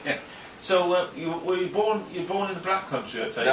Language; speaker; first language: English; native; English